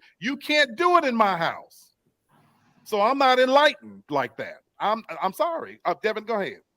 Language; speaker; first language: English; native; English